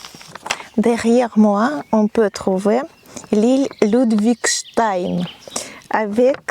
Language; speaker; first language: French; non-native, fluent; Russian